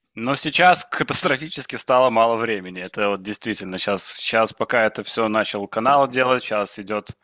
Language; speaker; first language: Russian; non-native, local second language; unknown